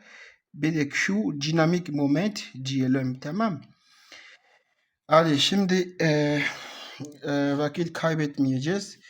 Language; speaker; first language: Turkish; non-native, learner; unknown